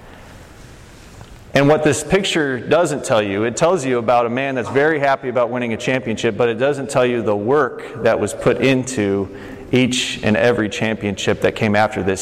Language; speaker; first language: English; native; English